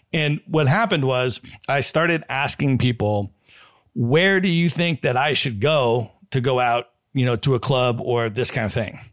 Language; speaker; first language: English; native; English